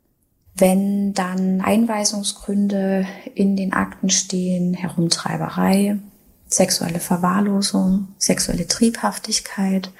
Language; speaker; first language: German; native; German